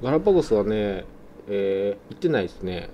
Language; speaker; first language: Japanese; native; Japanese